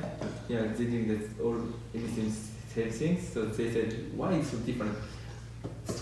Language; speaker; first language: English; non-native, learner; Japanese